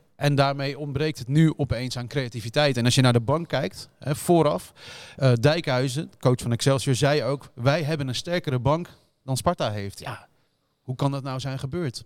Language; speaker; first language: Dutch; native; Dutch